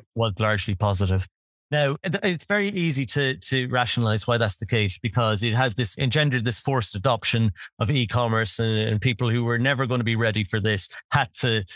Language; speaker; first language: English; native; English